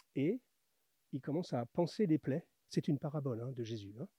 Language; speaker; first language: French; native; French